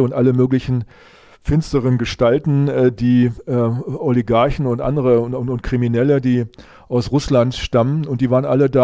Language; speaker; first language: German; native; German